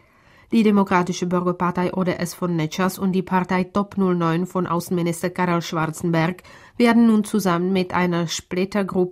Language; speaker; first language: German; non-native, fluent; Czech